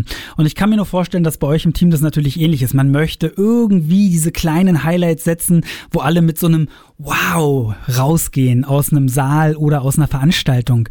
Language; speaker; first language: German; native; German